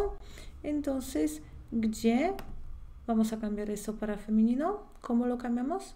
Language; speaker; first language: Spanish; non-native, fluent; Polish